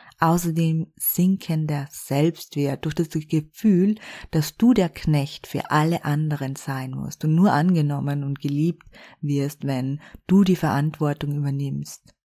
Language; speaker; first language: German; native; German